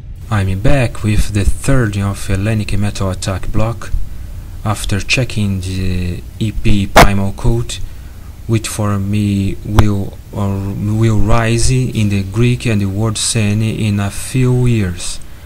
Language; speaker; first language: English; non-native, learner; Portuguese